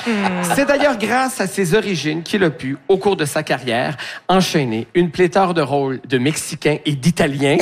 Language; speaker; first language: French; native; French